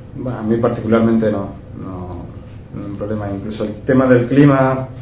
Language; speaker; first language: Spanish; native; Spanish